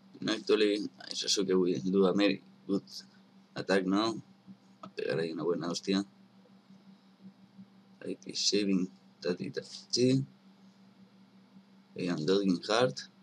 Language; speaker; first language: English; non-native, learner; Spanish